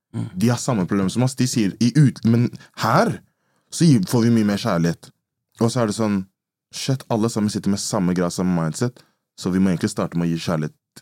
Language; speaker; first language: Norwegian; early bilingual, other home language; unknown